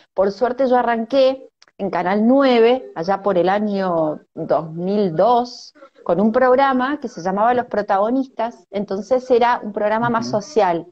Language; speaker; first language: Spanish; native; Spanish